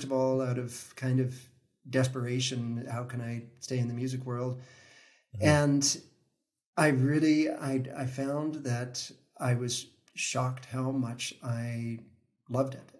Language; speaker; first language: English; native; English